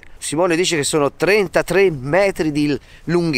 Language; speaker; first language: Italian; native; Italian